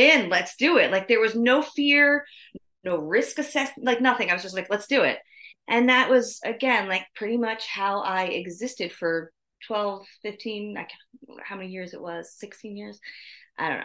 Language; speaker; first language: English; native; English